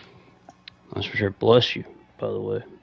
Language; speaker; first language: English; native; English